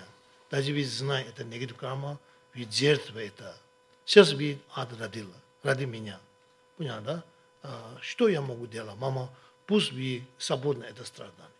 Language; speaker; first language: Russian; non-native, learner; Tibetan